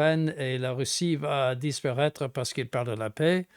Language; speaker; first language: French; non-native, fluent; English